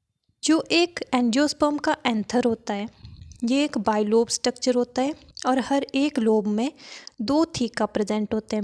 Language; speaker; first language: Hindi; native; Hindi